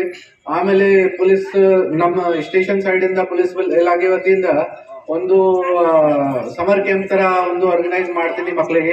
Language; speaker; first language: Kannada; non-native, fluent; Hindi